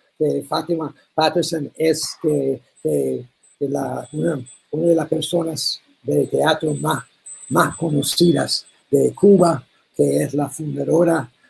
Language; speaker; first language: Spanish; non-native, learner; English